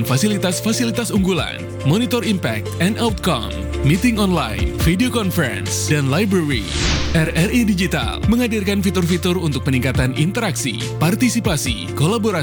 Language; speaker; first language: Indonesian; native; Indonesian